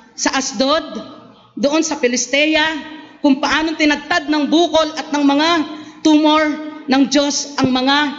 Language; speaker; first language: Filipino; non-native, local second language; Pampanga